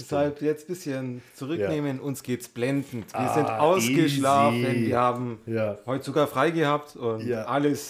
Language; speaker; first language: German; native; German